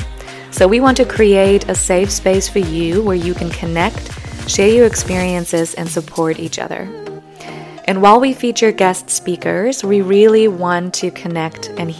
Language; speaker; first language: English; non-native, fluent; German